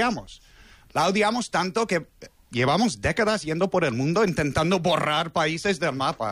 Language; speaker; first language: Spanish; non-native, fluent; English